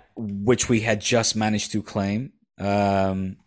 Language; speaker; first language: English; non-native, fluent; Dutch